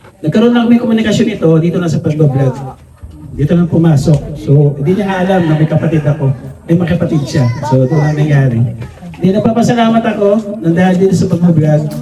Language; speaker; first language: Filipino; non-native, local second language; Waray